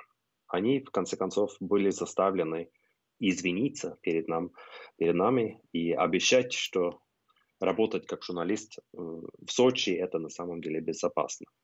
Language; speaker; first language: Russian; non-native, fluent; Norwegian